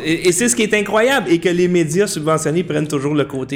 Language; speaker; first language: French; native; French